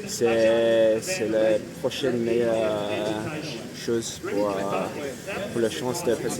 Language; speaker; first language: French; non-native, learner; English